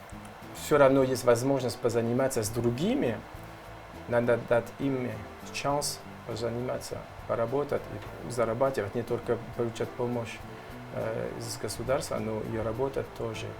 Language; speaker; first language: Russian; non-native, learner; French